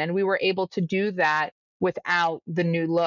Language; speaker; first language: English; native; English